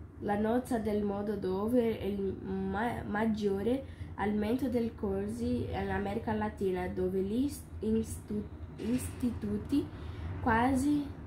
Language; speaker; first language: Italian; non-native, learner; Portuguese